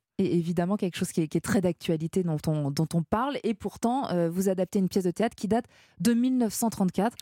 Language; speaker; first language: French; native; French